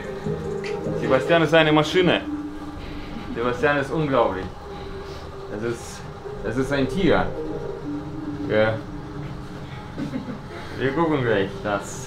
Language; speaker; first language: German; non-native, fluent; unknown